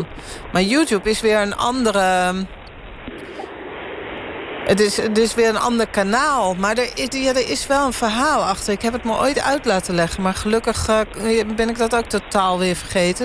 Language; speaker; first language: Dutch; native; Dutch